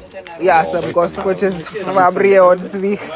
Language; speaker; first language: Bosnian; non-native, learner; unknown